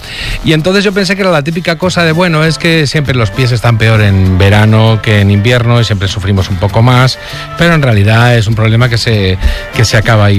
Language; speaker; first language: Spanish; native; Spanish